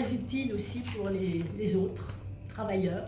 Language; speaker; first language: French; native; French